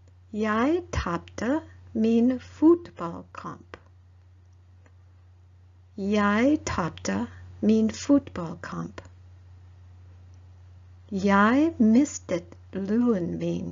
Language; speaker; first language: Norwegian; non-native, learner; English